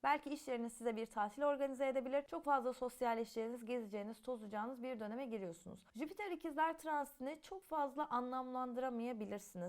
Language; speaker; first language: Turkish; native; Turkish